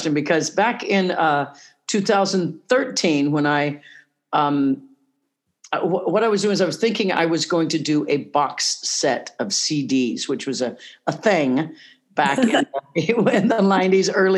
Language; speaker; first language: English; native; English